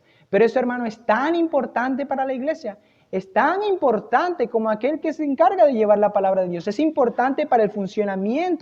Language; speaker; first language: Spanish; native; Spanish